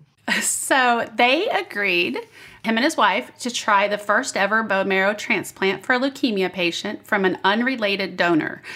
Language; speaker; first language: English; native; English